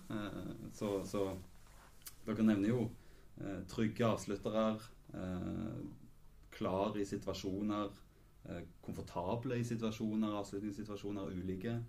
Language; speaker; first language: Norwegian; native; Norwegian